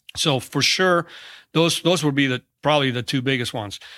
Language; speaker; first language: English; native; English